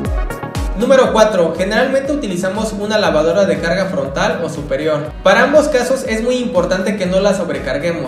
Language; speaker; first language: Spanish; native; Spanish